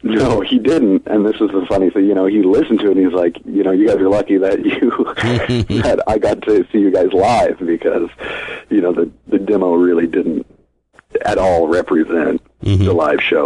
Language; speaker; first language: English; native; English